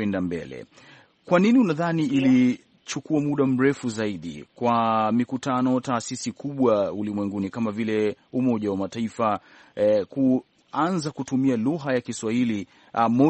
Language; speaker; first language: Swahili; native; Swahili